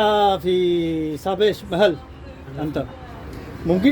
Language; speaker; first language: Arabic; non-native, learner; Urdu